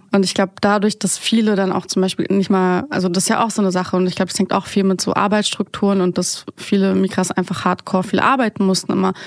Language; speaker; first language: German; early bilingual, other home language; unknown